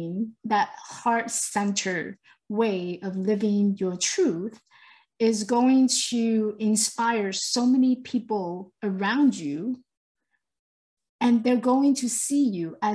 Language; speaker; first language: English; non-native, fluent; Chinese